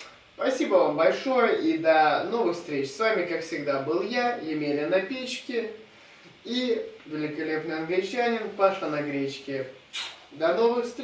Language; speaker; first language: Russian; native; Russian